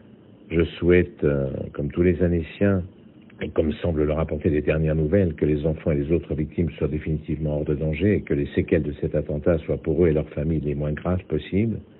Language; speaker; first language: French; native; French